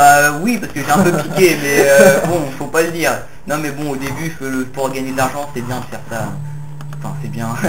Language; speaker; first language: French; native; French